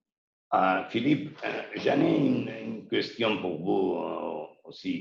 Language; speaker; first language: French; non-native, learner; Spanish